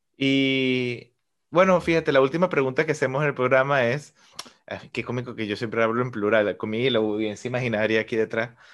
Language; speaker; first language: Spanish; native; Spanish